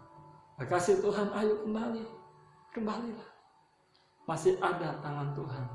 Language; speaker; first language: Indonesian; native; Indonesian